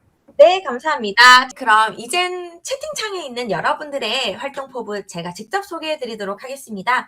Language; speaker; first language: Korean; native; Korean